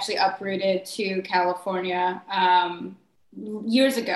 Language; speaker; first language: English; native; English